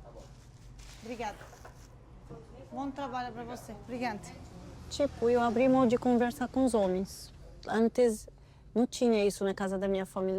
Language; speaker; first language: Portuguese; non-native, learner; Arabic